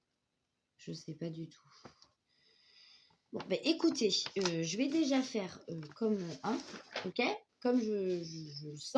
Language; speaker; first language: French; native; French